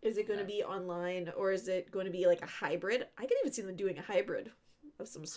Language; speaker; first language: English; native; English